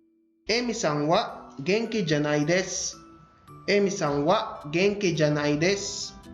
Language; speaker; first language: Japanese; non-native, fluent; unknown